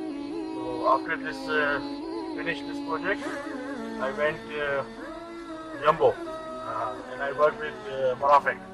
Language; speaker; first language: English; non-native, fluent; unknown